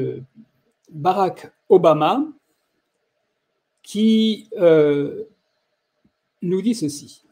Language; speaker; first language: French; native; French